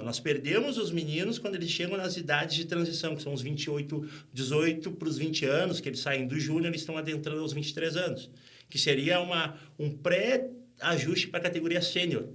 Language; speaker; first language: Portuguese; native; Portuguese